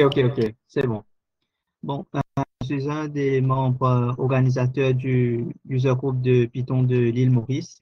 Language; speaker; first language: French; non-native, local second language; Morisyen